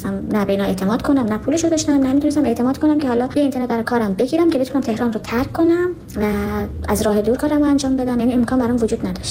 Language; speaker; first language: Persian; non-native, local second language; Kurdish